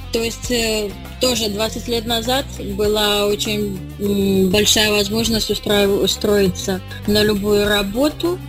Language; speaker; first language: Russian; native; Russian